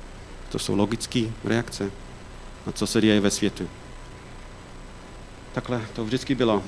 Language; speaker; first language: Czech; non-native, fluent; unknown